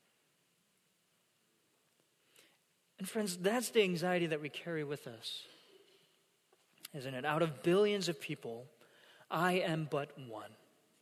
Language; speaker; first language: English; non-native, fluent; Korean